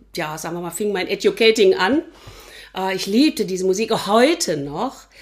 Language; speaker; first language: German; native; German